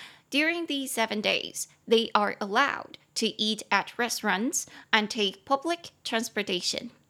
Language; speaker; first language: English; non-native, fluent; Chinese